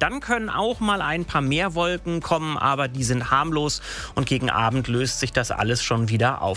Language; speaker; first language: German; native; German